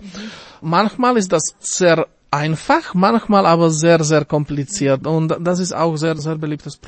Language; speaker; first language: German; non-native, fluent; Slovak